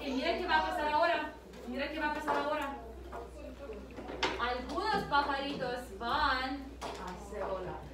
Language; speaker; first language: Spanish; early bilingual, heritage; Spanish